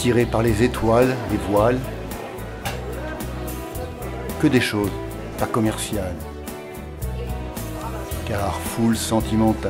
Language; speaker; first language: French; native; French